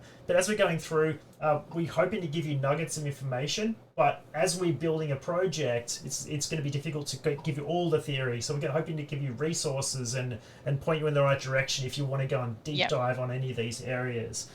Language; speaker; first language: English; native; English